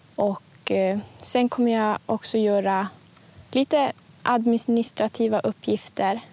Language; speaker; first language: Swedish; native; Swedish